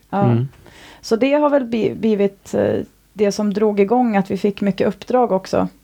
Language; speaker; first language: Swedish; native; Swedish